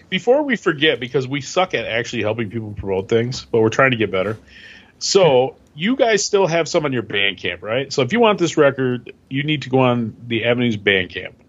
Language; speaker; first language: English; native; English